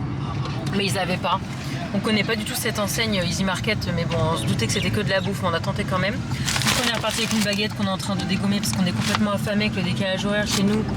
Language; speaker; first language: French; native; French